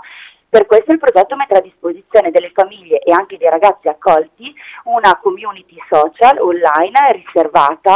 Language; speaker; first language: Italian; native; Italian